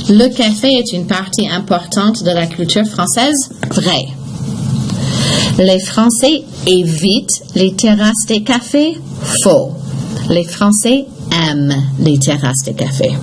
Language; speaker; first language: French; non-native, fluent; English